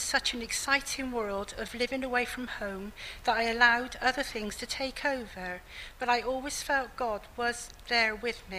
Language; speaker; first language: English; native; English